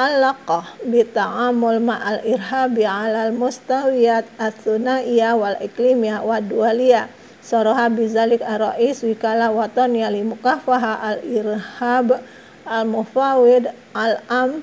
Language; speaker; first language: Arabic; non-native, fluent; Indonesian